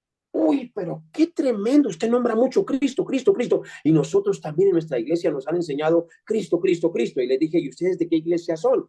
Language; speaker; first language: Spanish; native; Spanish